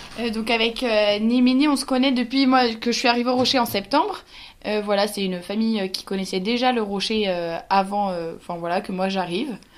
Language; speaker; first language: French; native; French